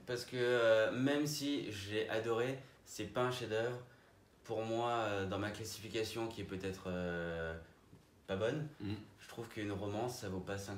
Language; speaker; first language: French; native; French